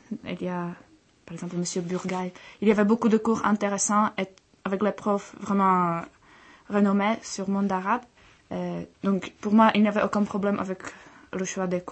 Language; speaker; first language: French; non-native, fluent; Czech